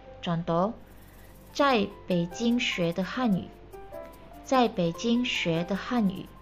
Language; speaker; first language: Chinese; non-native, fluent; Indonesian